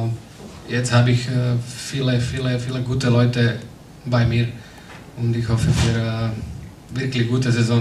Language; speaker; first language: German; non-native, learner; Slovak